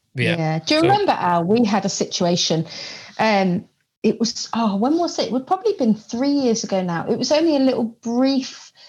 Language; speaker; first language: English; native; English